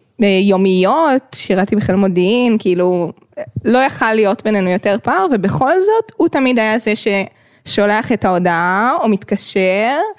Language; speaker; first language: Hebrew; native; Hebrew